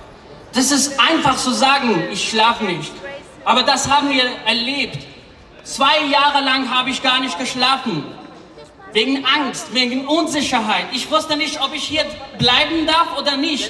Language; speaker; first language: German; non-native, fluent; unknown